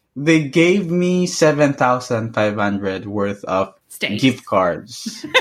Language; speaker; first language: English; non-native, local second language; Hiligaynon